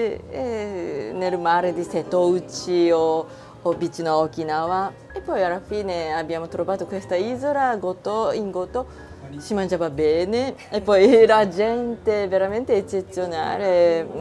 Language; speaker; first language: Italian; non-native, fluent; Japanese